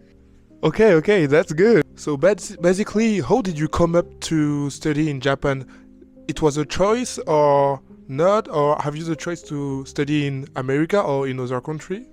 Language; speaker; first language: English; non-native, learner; French